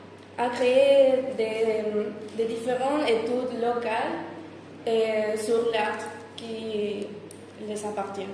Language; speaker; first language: French; non-native, fluent; Spanish